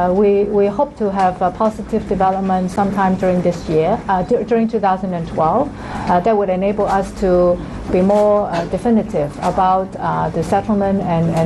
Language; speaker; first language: English; non-native, local second language; Cantonese